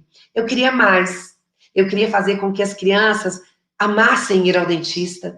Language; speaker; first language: Portuguese; native; Portuguese